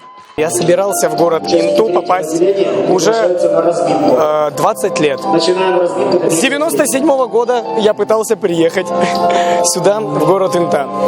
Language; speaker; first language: Russian; native; Russian